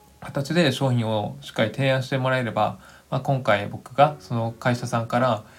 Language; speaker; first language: Japanese; native; Japanese